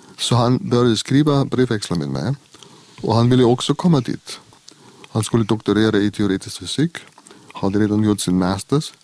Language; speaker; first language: Swedish; non-native, fluent; German